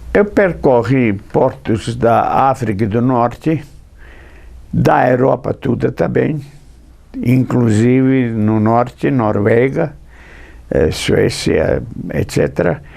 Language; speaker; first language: Portuguese; non-native, fluent; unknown